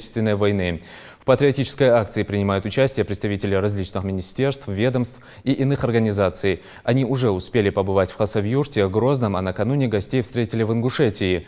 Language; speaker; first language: Russian; native; Russian